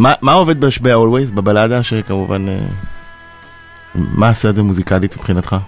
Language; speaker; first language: Hebrew; native; Hebrew